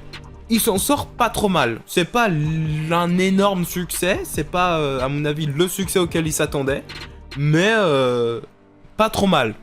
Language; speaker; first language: French; native; French